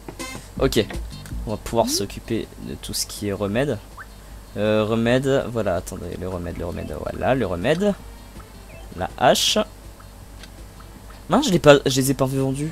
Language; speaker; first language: French; native; French